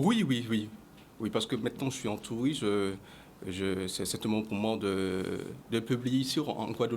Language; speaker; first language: French; non-native, local second language; Haitian Creole